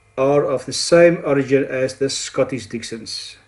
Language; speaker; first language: English; non-native, local second language; Afrikaans